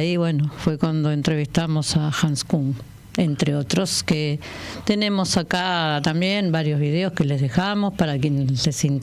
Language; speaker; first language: Spanish; native; Spanish